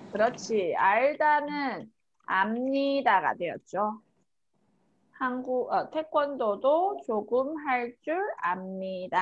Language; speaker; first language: Korean; native; Korean